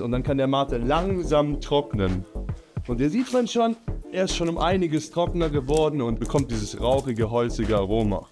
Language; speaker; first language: German; native; German